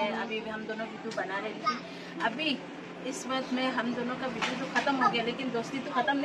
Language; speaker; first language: Hindi; non-native, local second language; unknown